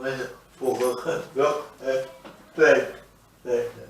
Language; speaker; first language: Spanish; non-native, local second language; Basque